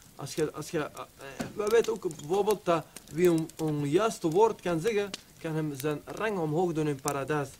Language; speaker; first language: Dutch; early bilingual, other home language; Arabic